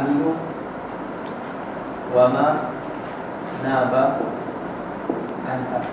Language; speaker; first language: Arabic; non-native, fluent; Malay